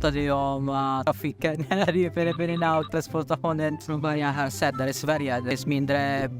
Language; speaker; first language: Swedish; non-native, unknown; Filipino